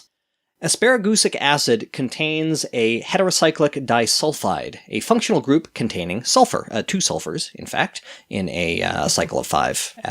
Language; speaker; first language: English; native; English